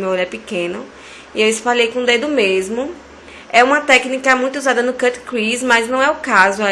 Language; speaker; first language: Portuguese; native; Portuguese